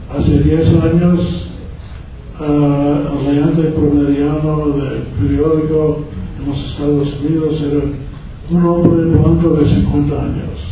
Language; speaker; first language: Spanish; non-native, learner; English